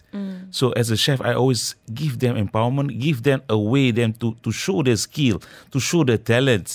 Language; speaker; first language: English; non-native, local second language; Malay